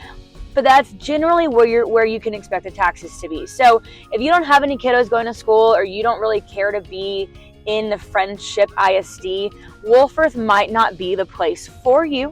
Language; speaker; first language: English; native; English